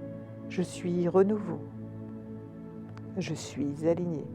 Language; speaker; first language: French; native; French